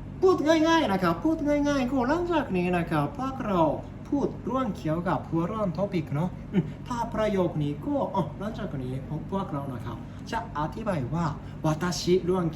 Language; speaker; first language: Thai; non-native, learner; Japanese